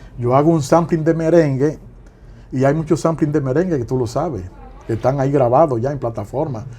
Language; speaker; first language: Spanish; native; Spanish